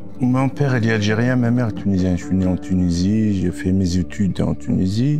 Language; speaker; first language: French; non-native, local second language; Arabic